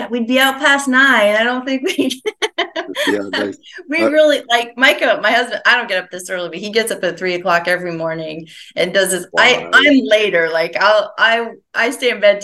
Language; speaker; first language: English; native; English